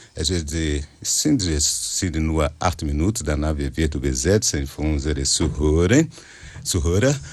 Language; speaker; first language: German; non-native, learner; Portuguese